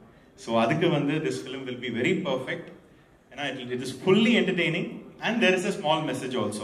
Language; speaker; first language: Tamil; native; Tamil